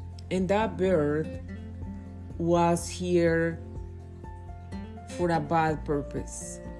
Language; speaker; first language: English; non-native, fluent; Spanish